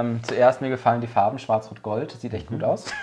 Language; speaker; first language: German; native; German